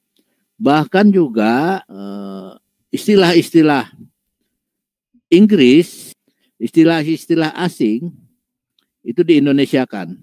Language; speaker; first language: Indonesian; native; Indonesian